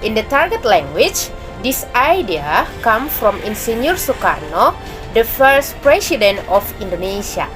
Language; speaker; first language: English; non-native, learner; Indonesian